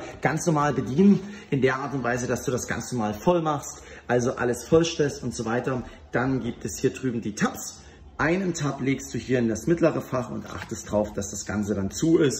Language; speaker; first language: German; native; German